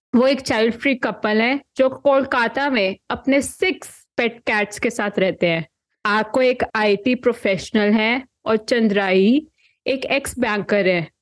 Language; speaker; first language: Hindi; native; Hindi